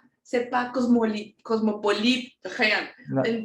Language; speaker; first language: French; non-native, fluent; Spanish